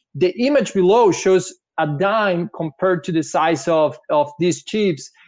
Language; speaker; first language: English; non-native, fluent; Spanish